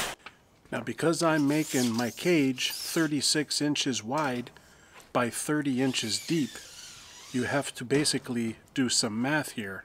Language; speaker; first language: English; native; English